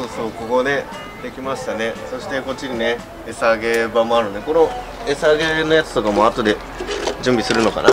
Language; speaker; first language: Japanese; native; Japanese